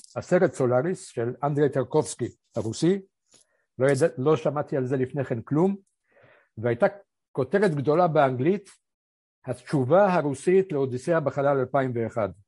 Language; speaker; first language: Hebrew; early bilingual, other home language; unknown